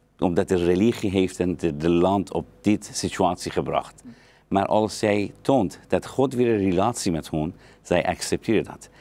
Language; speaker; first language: Dutch; non-native, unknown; Persian